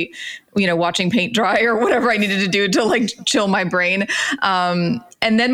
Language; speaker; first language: English; native; English